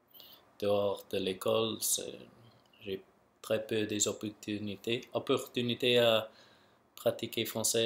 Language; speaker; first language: French; non-native, local second language; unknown